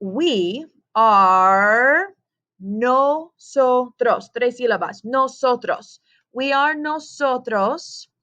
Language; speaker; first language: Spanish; non-native, fluent; English